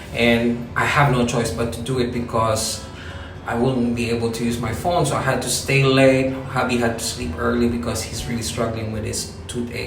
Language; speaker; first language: English; non-native, local second language; Filipino